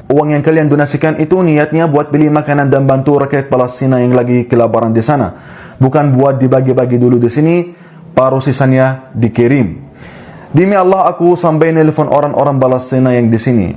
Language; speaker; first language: Indonesian; non-native, fluent; Arabic